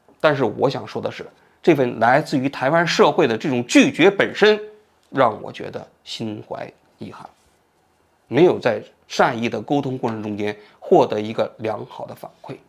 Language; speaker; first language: Chinese; native; Chinese